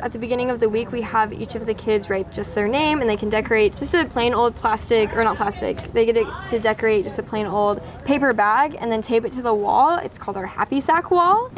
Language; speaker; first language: English; native; English